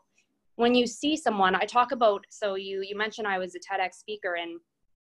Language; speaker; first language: English; native; English